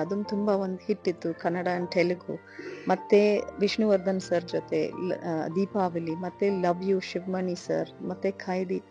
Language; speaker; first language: Kannada; non-native, learner; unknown